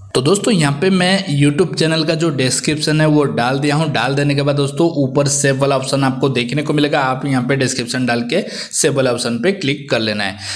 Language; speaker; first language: Hindi; native; Hindi